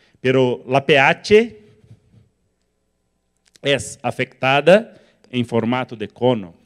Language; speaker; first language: Spanish; non-native, learner; Portuguese